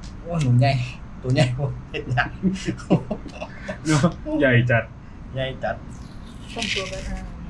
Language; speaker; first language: Thai; native; Thai